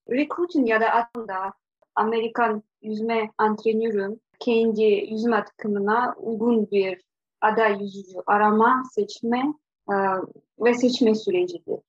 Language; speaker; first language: Turkish; non-native, fluent; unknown